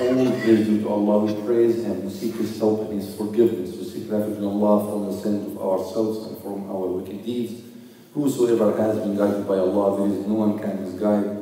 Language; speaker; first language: English; non-native, fluent; Arabic